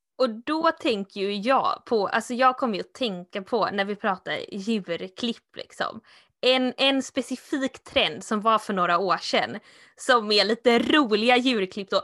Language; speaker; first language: Swedish; native; Swedish